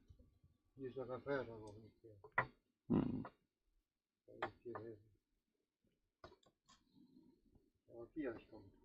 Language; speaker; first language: German; native; German